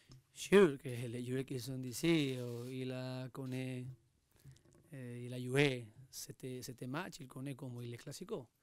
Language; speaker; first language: French; non-native, learner; Spanish